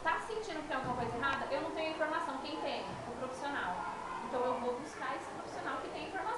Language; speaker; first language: Portuguese; native; Portuguese